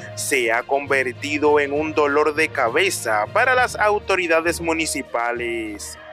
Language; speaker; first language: Spanish; native; Spanish